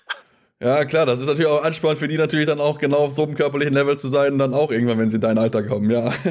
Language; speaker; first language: German; native; German